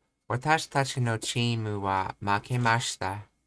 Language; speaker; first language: Japanese; non-native, learner; English